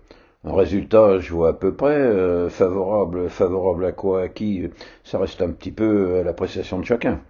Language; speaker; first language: French; native; French